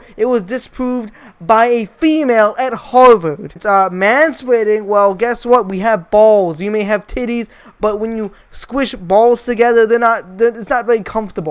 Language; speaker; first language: English; native; English